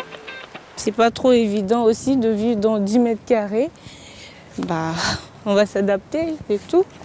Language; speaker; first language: French; non-native, local second language; Comorian